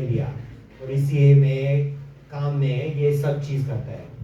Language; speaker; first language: Hindi; early bilingual, heritage; English